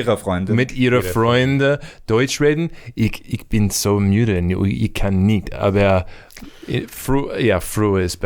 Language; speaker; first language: German; non-native, learner; English